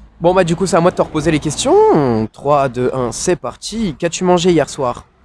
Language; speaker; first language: French; native; French